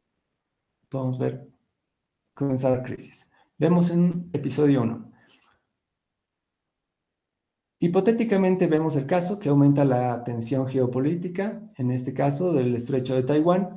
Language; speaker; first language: Spanish; native; Spanish